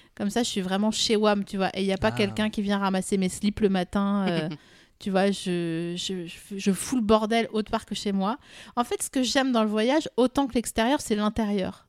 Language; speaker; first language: French; native; French